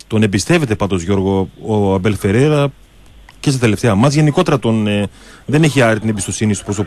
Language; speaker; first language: Greek; native; Greek